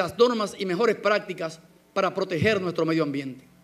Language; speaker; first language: Spanish; native; Spanish